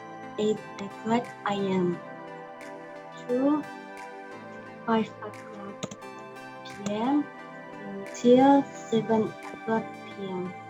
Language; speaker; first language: English; non-native, learner; Indonesian